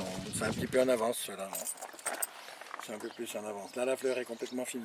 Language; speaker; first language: French; native; French